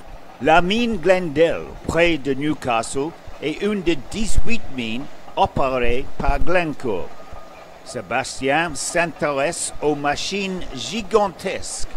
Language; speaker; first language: French; non-native, fluent; English